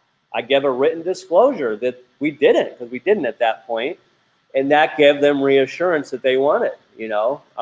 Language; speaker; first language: English; native; English